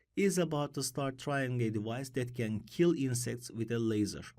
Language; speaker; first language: English; non-native, fluent; Turkish